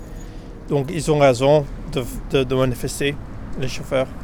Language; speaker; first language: French; non-native, local second language; Dutch